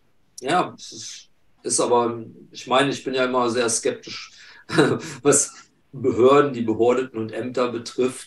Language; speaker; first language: German; native; German